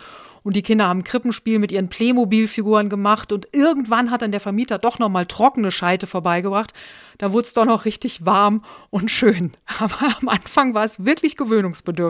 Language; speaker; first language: German; native; German